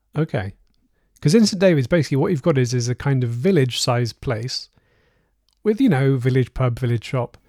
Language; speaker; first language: English; native; English